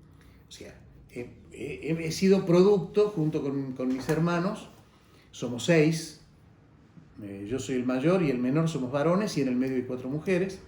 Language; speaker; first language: Spanish; native; Spanish